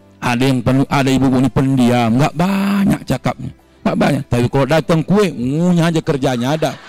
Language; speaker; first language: Indonesian; native; Indonesian